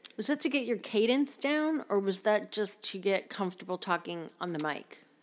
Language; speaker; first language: English; native; English